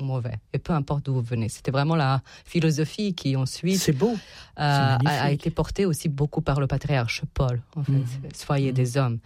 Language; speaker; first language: French; non-native, fluent; Serbian